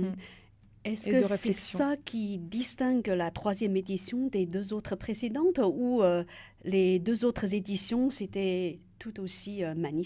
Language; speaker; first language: French; native; French